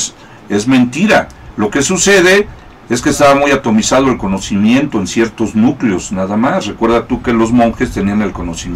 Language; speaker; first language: Spanish; native; Spanish